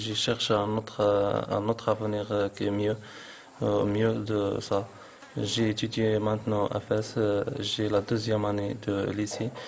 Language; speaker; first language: French; non-native, learner; Arabic